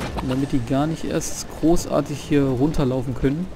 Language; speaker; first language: German; native; German